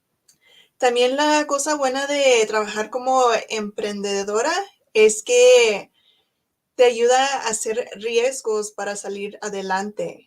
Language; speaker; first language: Spanish; early bilingual, heritage; Spanish